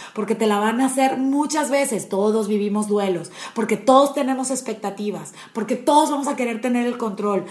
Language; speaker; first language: Spanish; native; Spanish